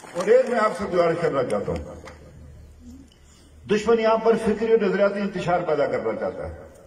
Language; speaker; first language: Urdu; non-native, local second language; Pahari-Potwari